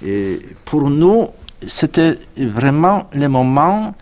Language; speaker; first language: French; non-native, fluent; Polish